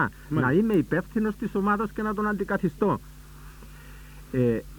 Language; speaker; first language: Greek; native; Greek